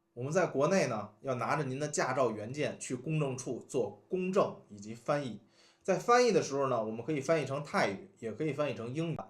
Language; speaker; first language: Chinese; native; Chinese